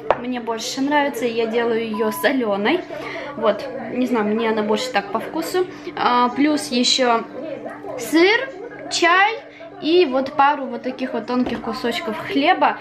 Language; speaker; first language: Russian; early bilingual, heritage; Russian